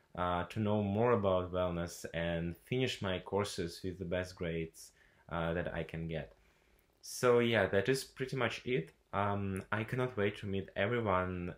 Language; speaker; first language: English; non-native, fluent; Russian